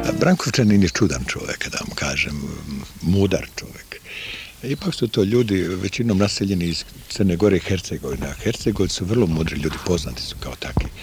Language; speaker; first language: Serbian; native; Serbian